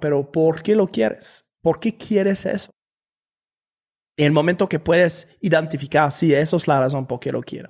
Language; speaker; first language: Spanish; non-native, fluent; French